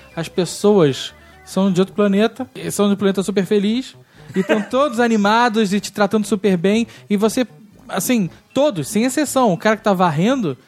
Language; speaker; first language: Portuguese; native; Portuguese